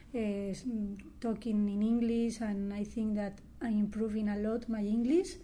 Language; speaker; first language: English; non-native, learner; Spanish